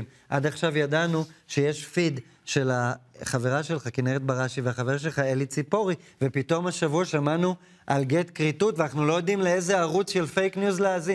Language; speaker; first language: Hebrew; native; Hebrew